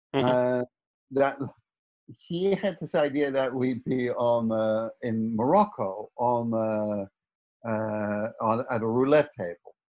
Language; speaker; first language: English; non-native, fluent; Dutch